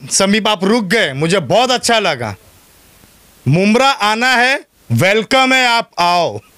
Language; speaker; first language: Hindi; non-native, local second language; Urdu